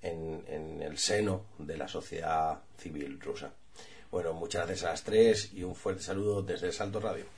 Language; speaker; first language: Spanish; native; Spanish